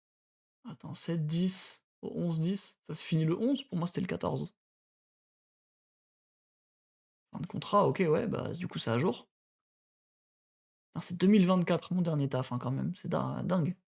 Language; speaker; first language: French; native; French